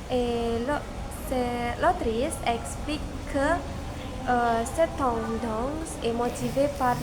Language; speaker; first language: French; non-native, learner; Indonesian